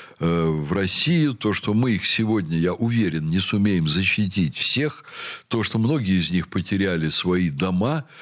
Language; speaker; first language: Russian; native; Russian